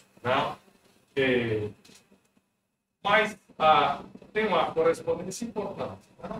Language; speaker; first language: Portuguese; non-native, fluent; Spanish